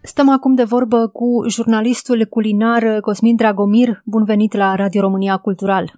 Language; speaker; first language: Romanian; native; Romanian